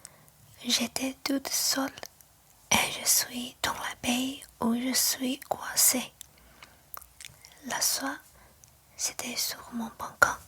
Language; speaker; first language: French; non-native, learner; Chinese